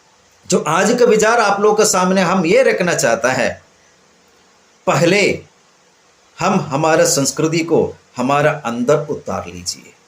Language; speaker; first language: Hindi; non-native, local second language; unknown